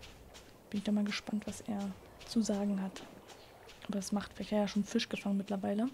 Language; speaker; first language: German; native; German